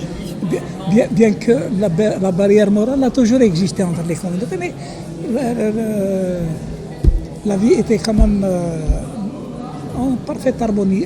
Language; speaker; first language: French; non-native, local second language; Arabic